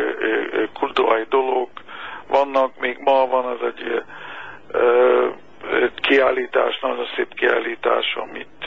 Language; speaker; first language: Hungarian; non-native, fluent; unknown